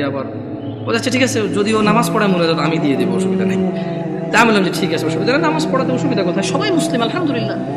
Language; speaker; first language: Bangla; early bilingual, heritage; Bangla